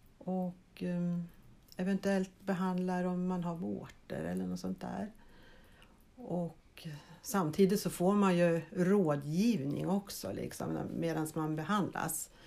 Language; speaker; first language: Swedish; native; Swedish